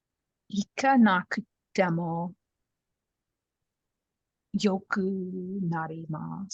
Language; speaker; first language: Japanese; non-native, learner; English